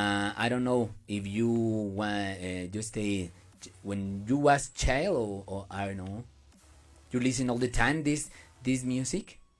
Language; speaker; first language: English; non-native, learner; Spanish